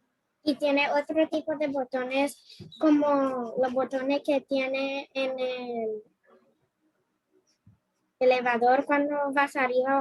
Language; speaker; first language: Spanish; non-native, learner; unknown